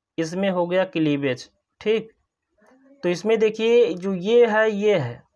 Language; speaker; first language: Hindi; native; Hindi